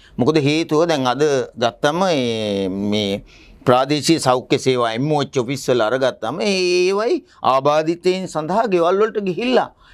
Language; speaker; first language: Sinhala; native; Sinhala